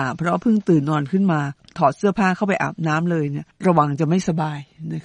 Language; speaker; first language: Thai; native; Thai